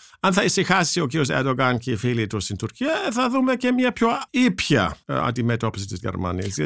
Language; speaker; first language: Greek; non-native, fluent; German